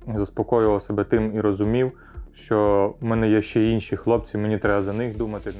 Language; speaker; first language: Ukrainian; non-native, local second language; Russian